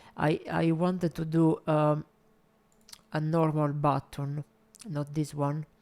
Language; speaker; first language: English; non-native, fluent; Italian